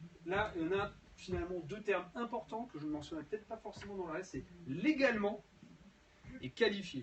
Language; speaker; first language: French; native; French